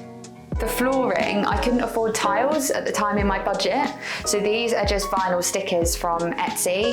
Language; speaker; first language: English; native; English